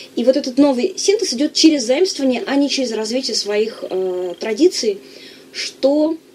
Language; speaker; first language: Russian; native; Russian